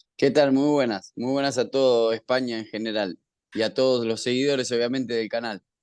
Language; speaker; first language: Spanish; native; Spanish